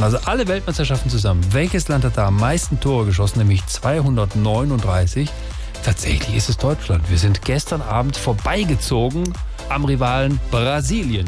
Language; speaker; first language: German; native; German